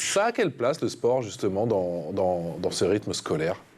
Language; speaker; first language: French; native; French